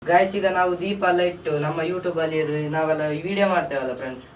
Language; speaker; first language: Kannada; non-native, local second language; Tulu